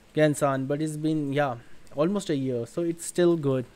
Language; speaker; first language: English; non-native, local second language; Hindi